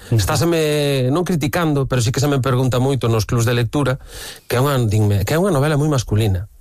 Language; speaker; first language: Galician; native; Galician